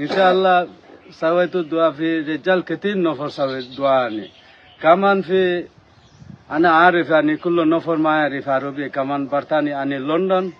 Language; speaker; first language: Arabic; non-native, learner; Bangla